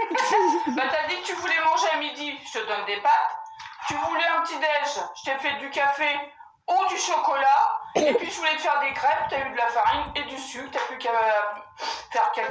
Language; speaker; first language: French; native; French